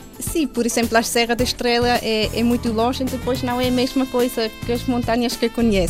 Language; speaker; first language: Portuguese; non-native, fluent; Swiss German